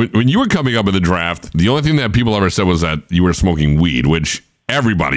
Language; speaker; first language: English; native; English